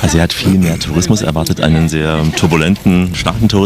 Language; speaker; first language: German; native; German